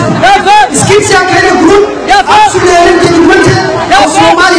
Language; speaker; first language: German; non-native, learner; Somali